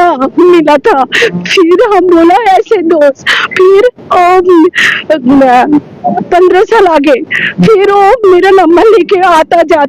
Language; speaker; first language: Hindi; non-native, local second language; Bangla